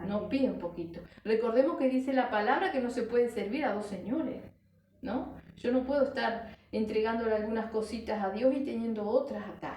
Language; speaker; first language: Spanish; native; Spanish